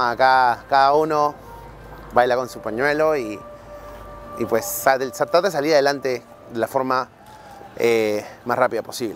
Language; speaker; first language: Spanish; native; Spanish